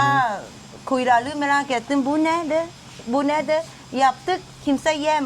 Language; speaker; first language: Turkish; non-native, learner; Thai